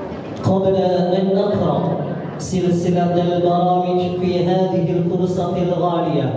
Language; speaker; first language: Arabic; non-native, learner; Indonesian